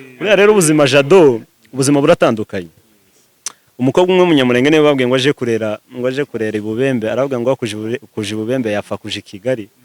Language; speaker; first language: Kinyarwanda; native; Kinyarwanda